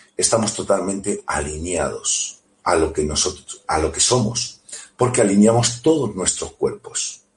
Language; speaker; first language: Spanish; native; Spanish